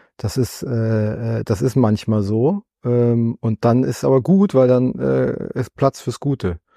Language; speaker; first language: German; native; German